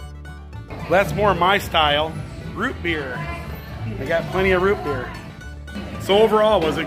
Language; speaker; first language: English; native; English